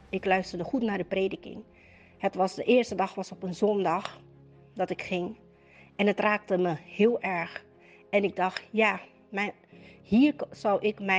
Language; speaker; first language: Dutch; native; Dutch